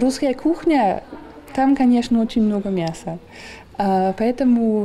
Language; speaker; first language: Russian; non-native, fluent; German